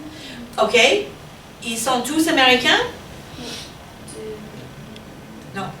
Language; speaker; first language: French; non-native, fluent; English